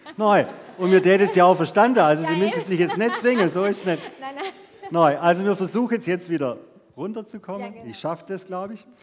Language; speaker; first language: German; native; German